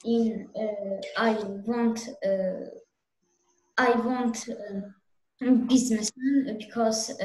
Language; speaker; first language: English; non-native, learner; Azerbaijani